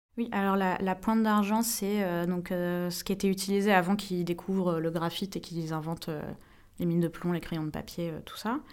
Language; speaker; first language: French; native; French